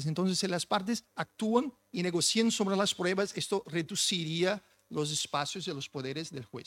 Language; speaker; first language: Spanish; non-native, fluent; Portuguese